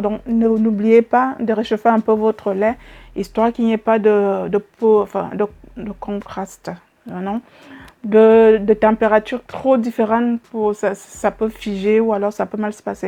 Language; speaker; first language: French; native; French